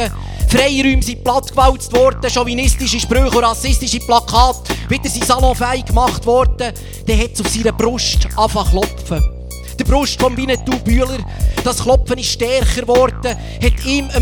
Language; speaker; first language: German; native; German